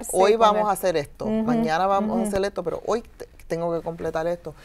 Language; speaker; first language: Spanish; early bilingual, heritage; Spanish